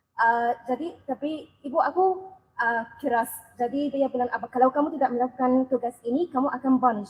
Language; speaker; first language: Indonesian; non-native, learner; Arabic